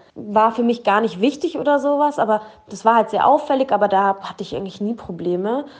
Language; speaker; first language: German; early bilingual, other home language; Arabic